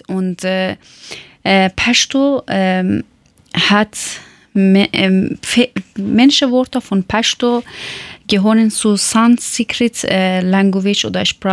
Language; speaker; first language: German; non-native, local second language; Persian